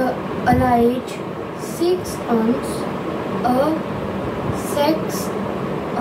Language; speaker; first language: French; non-native, learner; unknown